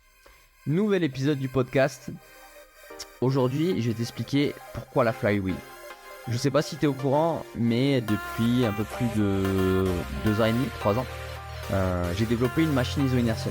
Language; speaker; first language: French; native; French